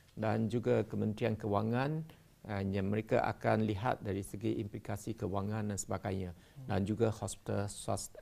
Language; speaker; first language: Malay; non-native, local second language; Chinese